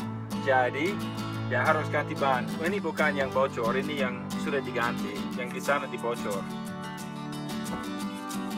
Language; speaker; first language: Indonesian; non-native, fluent; English